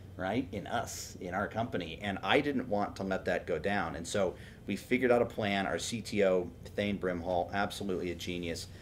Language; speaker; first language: English; native; English